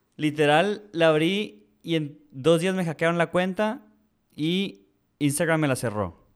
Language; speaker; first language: Spanish; early bilingual, heritage; Spanish